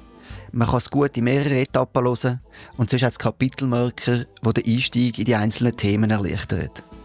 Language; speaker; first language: German; native; German